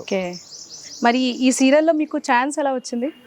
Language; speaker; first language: Telugu; native; Telugu